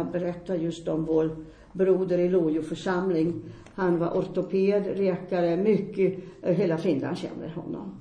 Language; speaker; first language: Swedish; non-native, fluent; Finnish